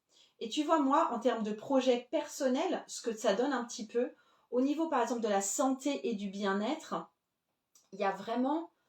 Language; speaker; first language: French; native; French